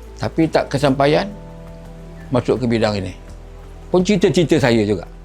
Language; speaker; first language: Malay; native; Malay